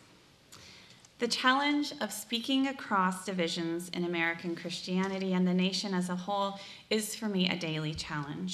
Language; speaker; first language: English; native; English